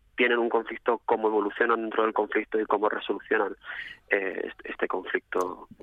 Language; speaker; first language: Spanish; native; Spanish